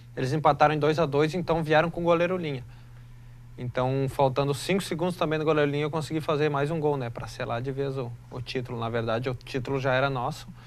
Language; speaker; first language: Portuguese; native; Portuguese